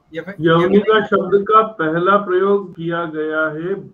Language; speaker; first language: Hindi; native; Hindi